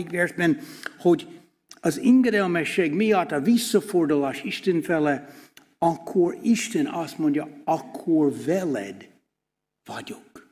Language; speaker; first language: Hungarian; non-native, fluent; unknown